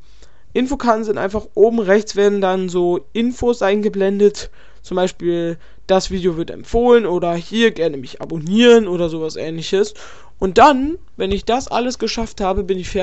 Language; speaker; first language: German; native; German